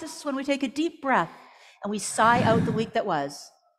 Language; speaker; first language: English; native; English